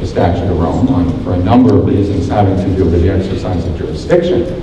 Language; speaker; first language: English; native; English